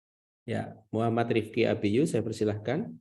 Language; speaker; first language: Indonesian; native; Indonesian